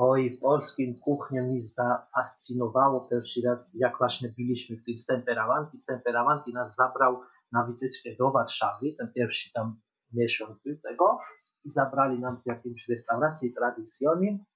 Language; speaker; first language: Polish; non-native, learner; Georgian